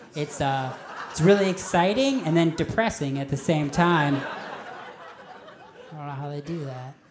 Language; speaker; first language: English; native; English